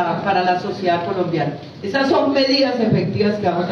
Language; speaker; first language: Spanish; native; Spanish